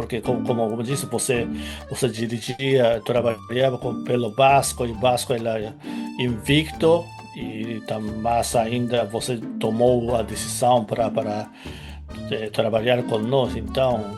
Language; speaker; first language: Portuguese; non-native, fluent; Japanese